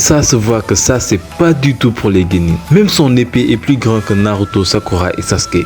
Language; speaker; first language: French; native; French